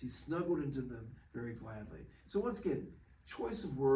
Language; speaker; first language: English; native; English